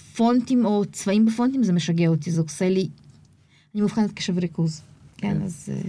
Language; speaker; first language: Hebrew; early bilingual, other home language; Russian